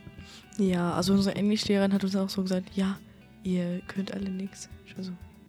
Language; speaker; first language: German; native; German